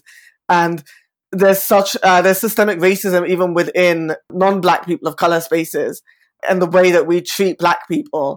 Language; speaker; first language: English; native; English